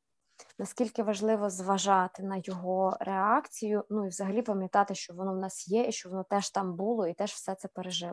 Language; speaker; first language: Ukrainian; native; Ukrainian